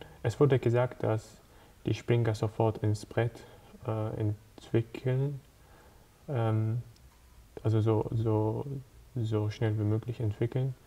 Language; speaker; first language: German; non-native, learner; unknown